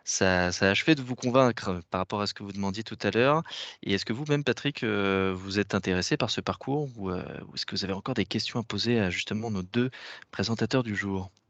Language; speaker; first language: French; native; French